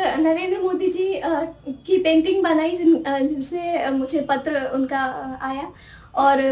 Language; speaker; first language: Hindi; native; Hindi